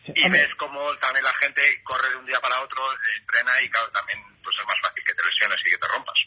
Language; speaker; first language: Spanish; native; Spanish